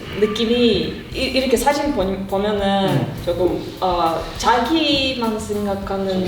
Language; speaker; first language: Korean; non-native, learner; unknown